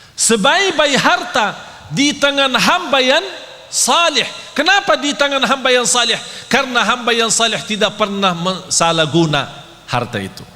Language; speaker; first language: Malay; non-native, fluent; Arabic